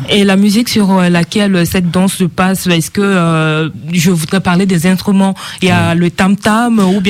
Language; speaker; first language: French; non-native, local second language; Sango